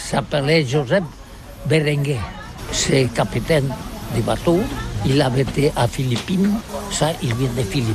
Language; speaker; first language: French; non-native, learner; Catalan